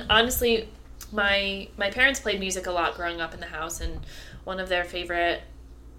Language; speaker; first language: English; native; English